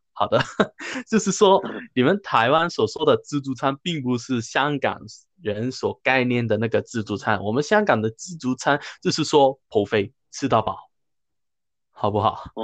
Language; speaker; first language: Chinese; non-native, local second language; Cantonese